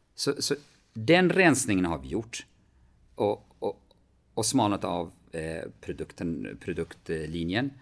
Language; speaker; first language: Swedish; early bilingual, other home language; Arabic